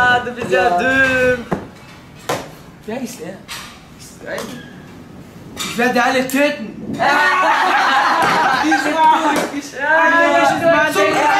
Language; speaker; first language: German; non-native, learner; Portuguese